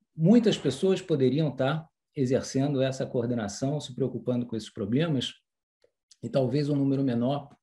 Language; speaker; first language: Portuguese; early bilingual, other home language; French